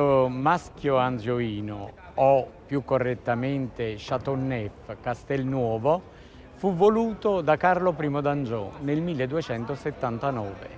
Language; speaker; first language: Italian; native; Italian